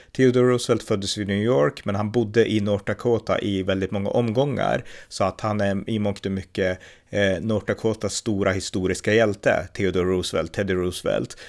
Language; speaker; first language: Swedish; native; Swedish